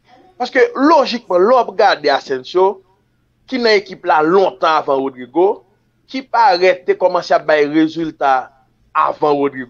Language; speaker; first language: French; non-native, local second language; Haitian Creole